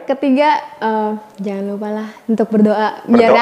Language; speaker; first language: Indonesian; native; Indonesian